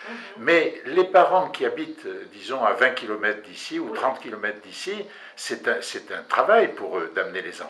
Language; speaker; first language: French; native; French